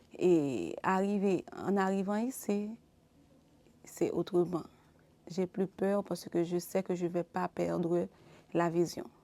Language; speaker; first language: French; non-native, local second language; Haitian Creole